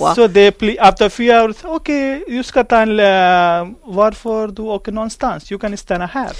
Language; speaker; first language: Swedish; non-native, learner; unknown